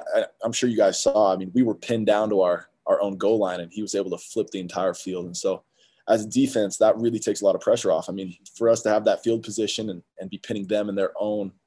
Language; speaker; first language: English; native; English